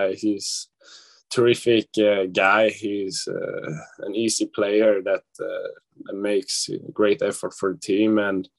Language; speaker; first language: English; non-native, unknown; Swedish